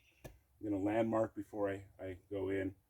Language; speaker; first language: English; native; English